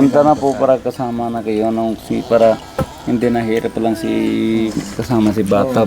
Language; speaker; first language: Filipino; non-native, learner; Punjabi